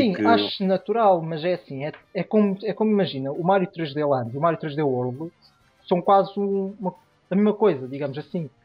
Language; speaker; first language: Portuguese; native; Portuguese